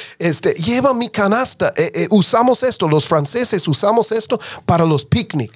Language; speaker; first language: Spanish; non-native, fluent; English